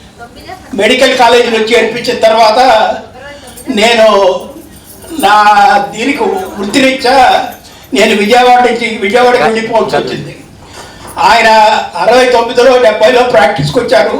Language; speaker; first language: Telugu; native; Telugu